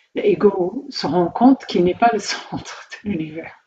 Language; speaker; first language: French; native; French